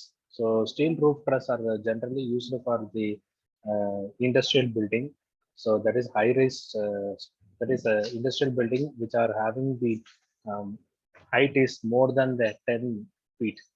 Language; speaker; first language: English; non-native, local second language; Tamil